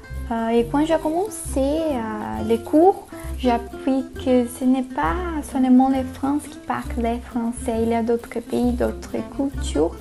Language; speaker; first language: French; non-native, fluent; Portuguese